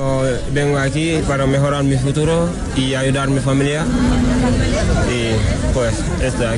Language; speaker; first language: Spanish; non-native, learner; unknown